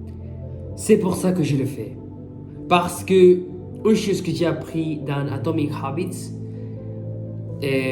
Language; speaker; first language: French; non-native, fluent; Spanish